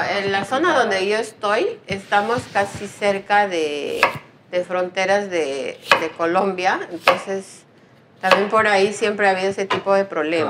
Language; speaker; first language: Spanish; native; Spanish